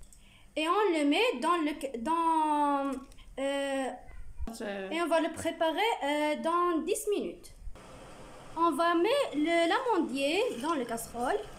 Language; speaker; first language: French; non-native, learner; Arabic